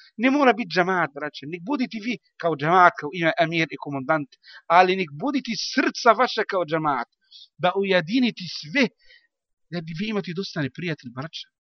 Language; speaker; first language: Bosnian; non-native, learner; Arabic